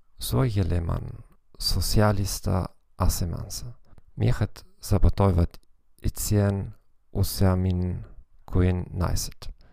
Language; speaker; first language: Finnish; non-native, fluent; German